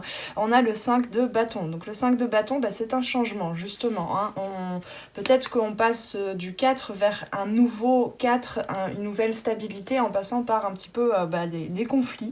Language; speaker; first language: French; native; French